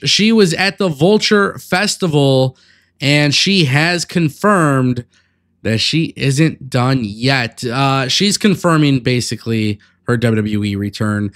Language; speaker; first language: English; native; English